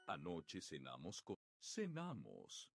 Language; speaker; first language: Spanish; non-native, learner; Czech